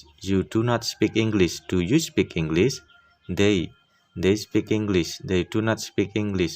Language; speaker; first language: English; non-native, fluent; Indonesian